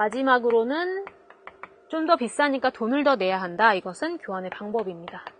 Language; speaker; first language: Korean; native; Korean